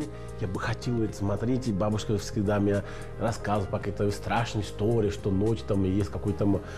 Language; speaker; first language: Russian; non-native, learner; Portuguese